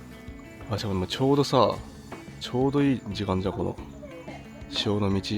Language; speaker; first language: Japanese; native; Japanese